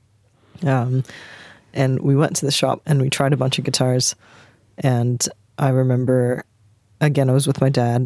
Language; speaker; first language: English; native; English